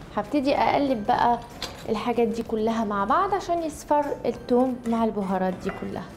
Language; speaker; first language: Arabic; native; Arabic